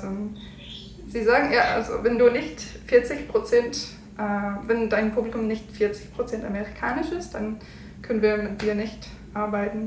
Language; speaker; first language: German; non-native, learner; English